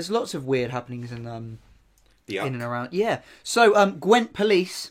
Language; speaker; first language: English; native; English